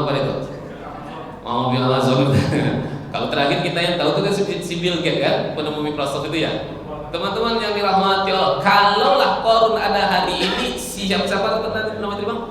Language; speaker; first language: Malay; native; Malay